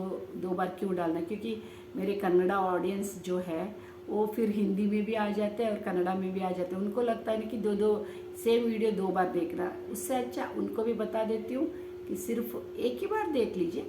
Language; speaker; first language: Hindi; non-native, local second language; Kannada